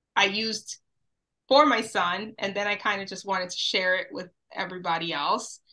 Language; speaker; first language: English; early bilingual, other home language; Spanish